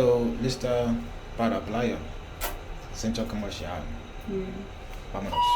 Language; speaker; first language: Spanish; non-native, learner; English